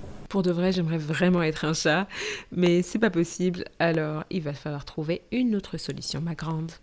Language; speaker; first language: French; native; French